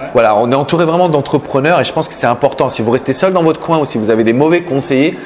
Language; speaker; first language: French; native; French